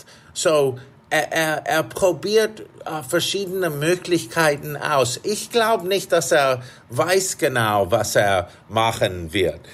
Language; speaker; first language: German; non-native, fluent; English